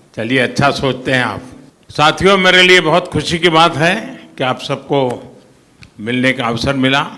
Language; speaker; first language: Hindi; non-native, local second language; Gujarati